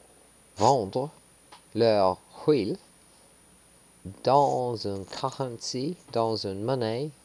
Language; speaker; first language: French; non-native, learner; English